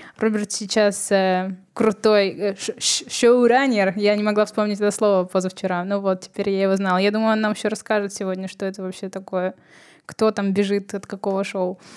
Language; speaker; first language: Russian; native; Russian